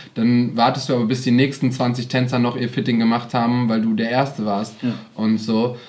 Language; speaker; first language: German; native; German